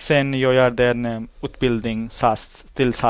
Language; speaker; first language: Swedish; non-native, learner; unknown